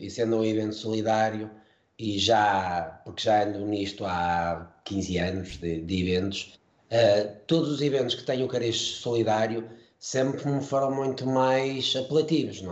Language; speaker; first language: Portuguese; native; Portuguese